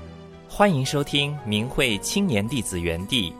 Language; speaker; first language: Chinese; native; Chinese